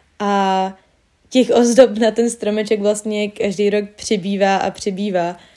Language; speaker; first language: Czech; native; Czech